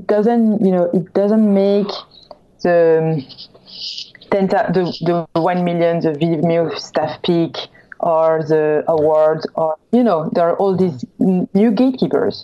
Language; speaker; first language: English; non-native, fluent; French